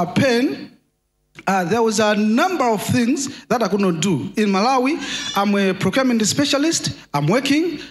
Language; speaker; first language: English; non-native, local second language; Nyanja